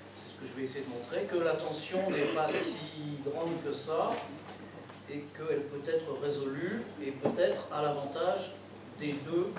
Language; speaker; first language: French; native; French